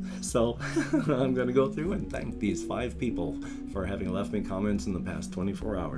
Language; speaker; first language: English; native; English